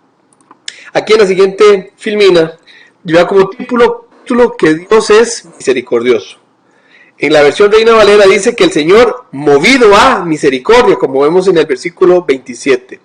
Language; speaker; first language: Spanish; native; Spanish